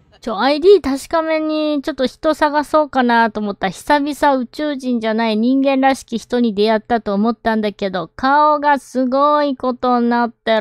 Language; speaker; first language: Japanese; native; Japanese